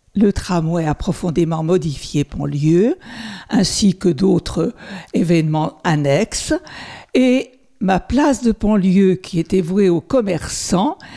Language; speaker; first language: French; native; French